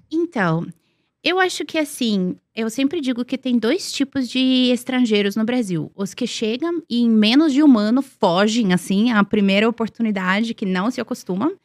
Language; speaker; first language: Portuguese; non-native, fluent; Serbian